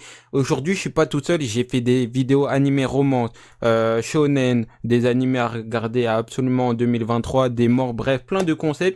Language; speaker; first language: French; native; French